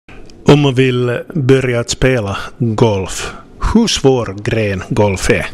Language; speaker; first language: Swedish; non-native, local second language; Finnish